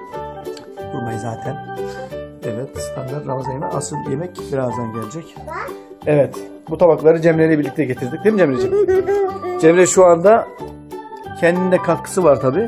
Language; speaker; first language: Turkish; native; Turkish